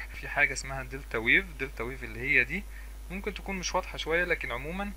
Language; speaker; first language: Arabic; native; Arabic